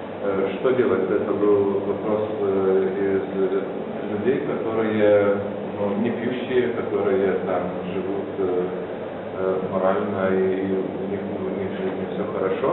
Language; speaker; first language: Russian; non-native, fluent; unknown